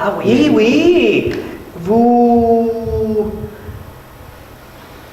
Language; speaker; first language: French; non-native, learner; Spanish